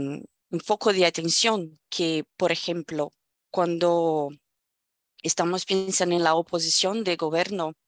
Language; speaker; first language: Spanish; non-native, fluent; Portuguese